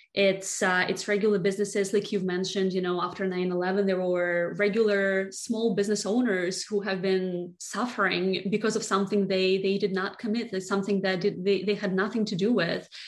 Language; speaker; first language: English; non-native, fluent; Russian